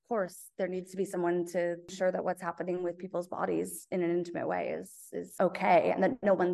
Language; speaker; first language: English; native; English